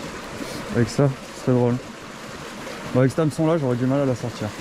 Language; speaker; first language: French; native; French